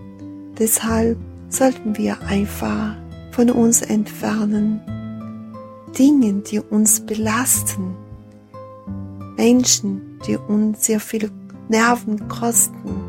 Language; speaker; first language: German; non-native, fluent; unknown